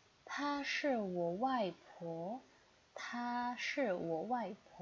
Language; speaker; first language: Chinese; non-native, fluent; Indonesian